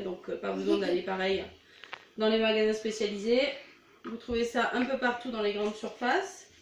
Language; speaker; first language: French; native; French